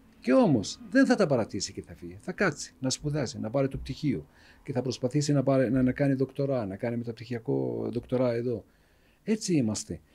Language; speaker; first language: Greek; non-native, fluent; Arabic